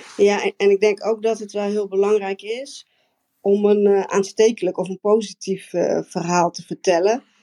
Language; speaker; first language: Dutch; native; Dutch